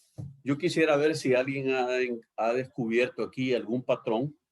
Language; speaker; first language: Spanish; native; Spanish